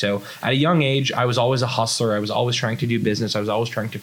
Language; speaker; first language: English; native; English